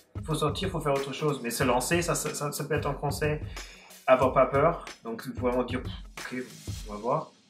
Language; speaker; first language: French; non-native, fluent; German